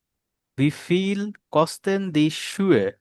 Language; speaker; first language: German; non-native, learner; Bangla